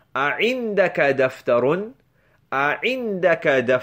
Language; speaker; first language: Arabic; non-native, fluent; English